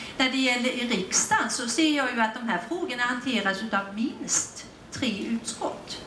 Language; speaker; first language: Swedish; native; Swedish